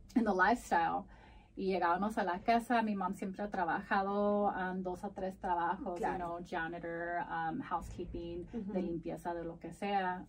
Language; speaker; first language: English; early bilingual, other home language; Spanish